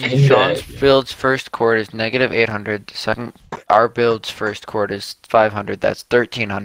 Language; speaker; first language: English; native; English